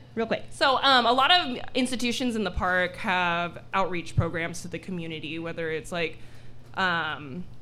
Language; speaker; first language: English; early bilingual, other home language; Filipino